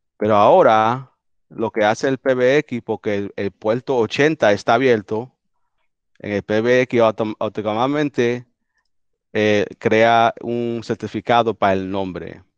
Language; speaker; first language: Spanish; early bilingual, heritage; Spanish